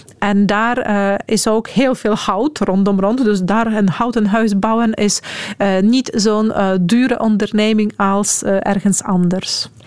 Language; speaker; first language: Dutch; non-native, fluent; Polish